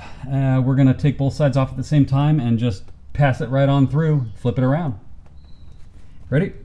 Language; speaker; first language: English; native; English